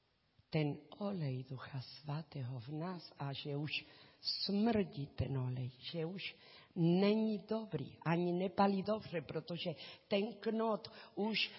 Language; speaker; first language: Czech; non-native, learner; Spanish